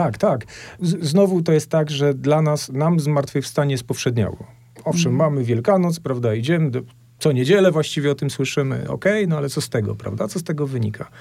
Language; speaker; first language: Polish; native; Polish